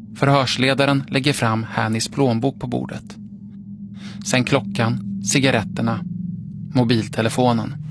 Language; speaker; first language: Swedish; native; Swedish